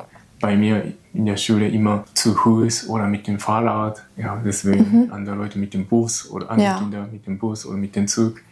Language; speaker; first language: German; non-native, learner; Japanese